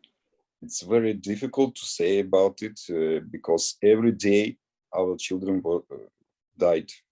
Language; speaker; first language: English; non-native, learner; Ukrainian